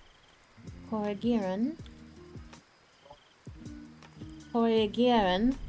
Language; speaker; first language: German; non-native, learner; English